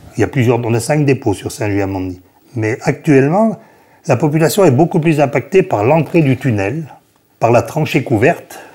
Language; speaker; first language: French; native; French